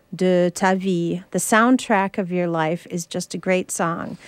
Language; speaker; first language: English; native; English